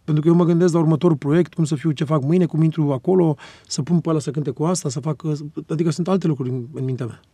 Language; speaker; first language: Romanian; native; Romanian